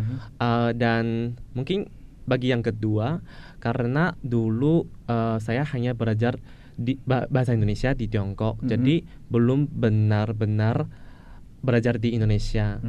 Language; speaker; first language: Indonesian; non-native, fluent; Chinese